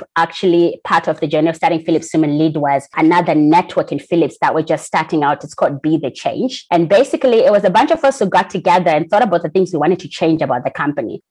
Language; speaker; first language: English; non-native, local second language; Shona